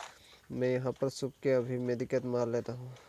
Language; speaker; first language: Hindi; non-native, local second language; Assamese